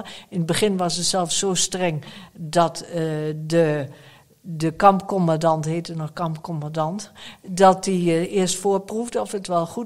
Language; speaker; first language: Dutch; native; Dutch